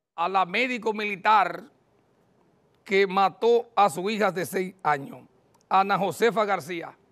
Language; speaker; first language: Spanish; native; Spanish